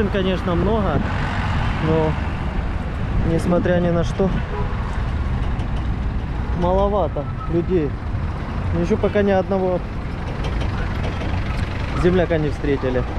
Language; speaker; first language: Russian; native; Russian